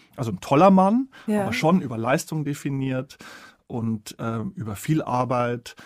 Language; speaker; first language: German; native; German